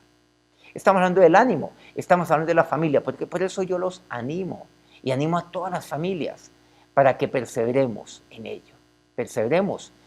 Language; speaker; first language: Spanish; native; Spanish